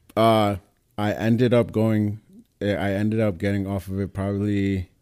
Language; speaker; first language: English; native; English